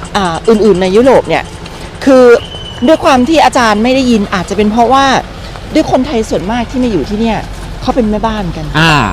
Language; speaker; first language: Thai; native; Thai